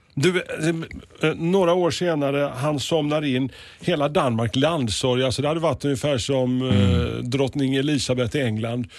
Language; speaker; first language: Swedish; native; Swedish